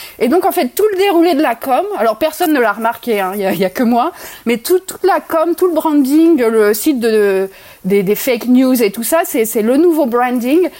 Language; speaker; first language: French; native; French